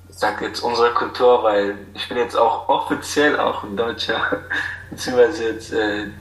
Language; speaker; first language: German; non-native, fluent; Arabic